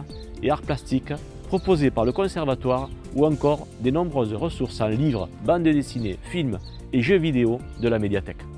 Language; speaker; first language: French; native; French